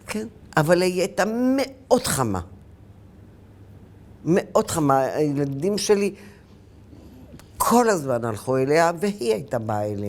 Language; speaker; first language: Hebrew; early bilingual, other home language; Arabic